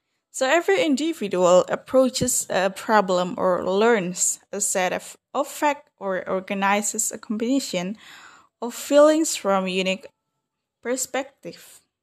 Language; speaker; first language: English; non-native, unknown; Indonesian